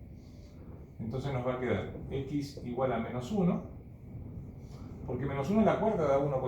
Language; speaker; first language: Spanish; native; Spanish